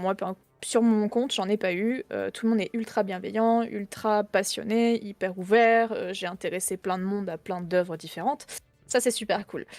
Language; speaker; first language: French; native; French